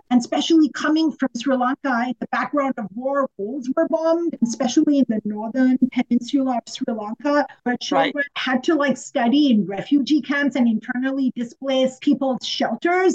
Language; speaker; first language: English; non-native, local second language; Sinhala